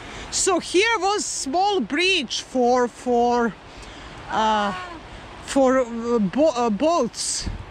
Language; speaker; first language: English; non-native, learner; Serbian